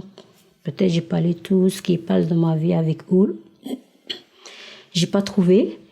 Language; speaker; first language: French; non-native, learner; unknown